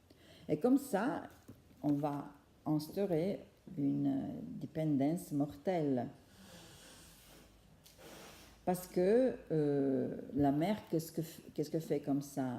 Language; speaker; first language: French; non-native, fluent; Italian